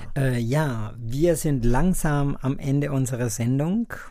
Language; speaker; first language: German; non-native, fluent; Spanish